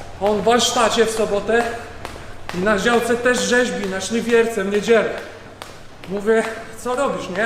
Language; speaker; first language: Polish; native; Polish